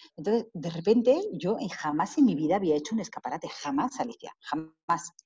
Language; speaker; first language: Spanish; native; Spanish